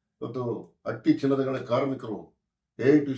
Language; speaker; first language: Kannada; native; Kannada